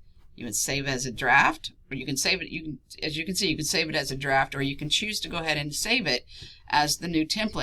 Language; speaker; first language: English; native; English